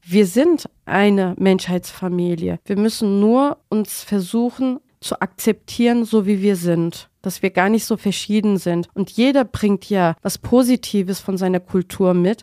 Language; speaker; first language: German; early bilingual, other home language; Turkish